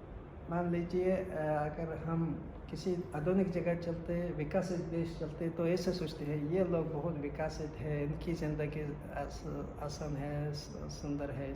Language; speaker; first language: Hindi; non-native, fluent; Mongolian